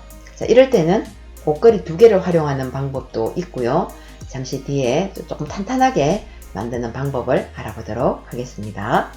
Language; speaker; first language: Korean; native; Korean